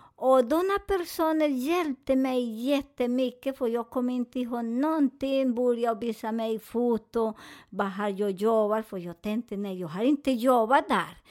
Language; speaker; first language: Swedish; non-native, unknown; Spanish